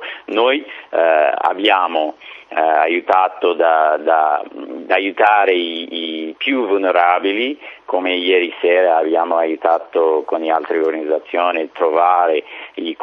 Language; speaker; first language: Italian; non-native, fluent; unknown